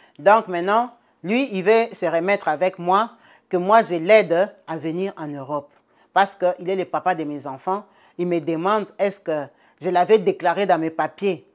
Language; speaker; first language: French; non-native, local second language; Lingala